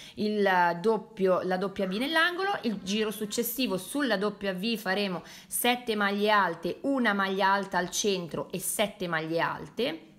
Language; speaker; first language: Italian; native; Italian